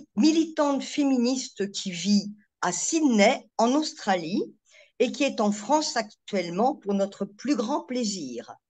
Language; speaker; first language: French; native; French